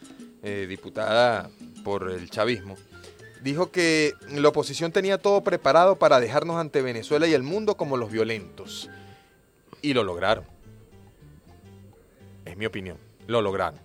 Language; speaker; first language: Spanish; native; Spanish